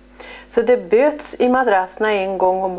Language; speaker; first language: Swedish; native; Swedish